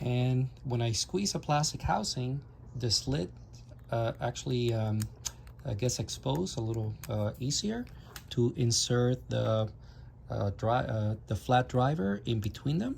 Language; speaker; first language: English; native; English